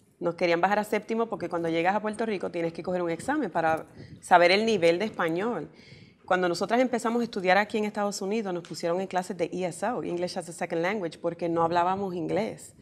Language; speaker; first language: Spanish; early bilingual, heritage; Spanish